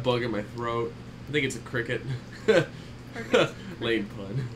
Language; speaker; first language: English; native; English